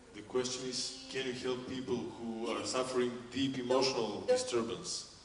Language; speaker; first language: English; non-native, fluent; Bulgarian